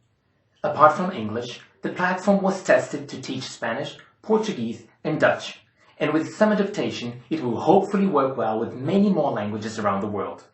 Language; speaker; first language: English; non-native, fluent; Portuguese